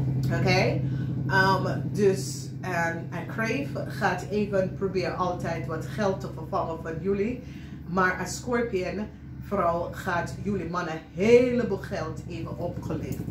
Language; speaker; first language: Dutch; non-native, learner; English